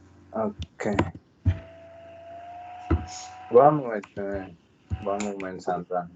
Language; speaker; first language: English; non-native, learner; Spanish